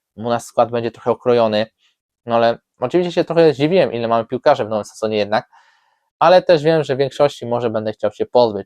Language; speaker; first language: Polish; native; Polish